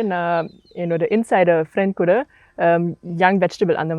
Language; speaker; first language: Tamil; non-native, learner; German